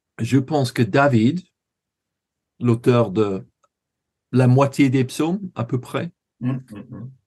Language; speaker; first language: French; non-native, learner; English